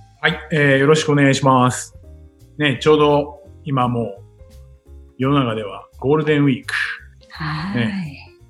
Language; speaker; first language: Japanese; native; Japanese